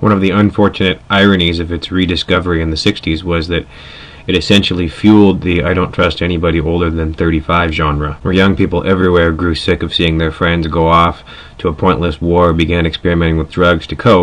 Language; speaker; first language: English; native; English